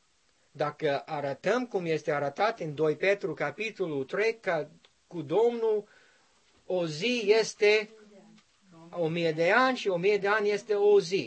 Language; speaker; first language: Romanian; non-native, learner; English